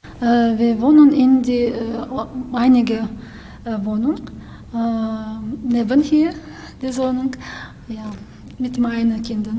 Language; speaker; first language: German; non-native, learner; Ukrainian